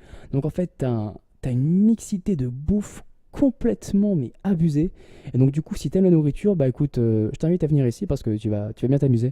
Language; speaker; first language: French; native; French